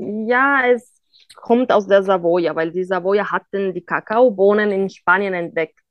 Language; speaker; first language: German; non-native, fluent; Italian